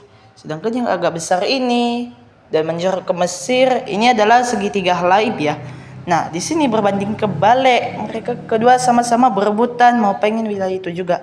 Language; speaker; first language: Indonesian; native; Indonesian